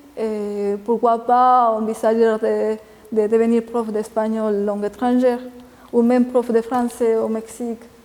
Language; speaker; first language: French; non-native, fluent; Spanish